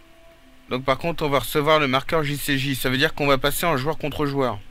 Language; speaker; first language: French; native; French